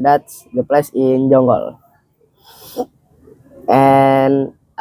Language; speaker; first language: English; non-native, learner; Indonesian